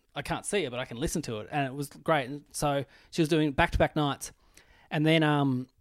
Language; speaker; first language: English; native; English